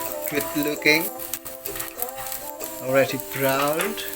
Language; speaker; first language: English; non-native, learner; Indonesian